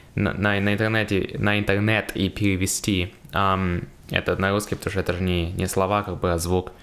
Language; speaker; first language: Russian; early bilingual, heritage; Russian